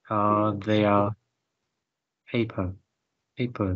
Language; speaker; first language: English; non-native, learner; Vietnamese